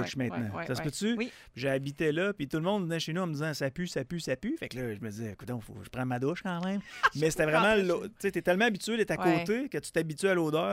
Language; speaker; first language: French; native; French